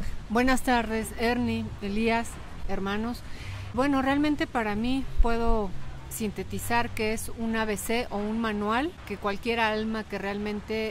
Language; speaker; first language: Spanish; native; Spanish